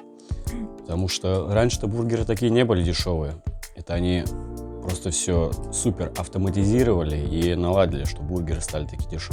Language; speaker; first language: Russian; native; Russian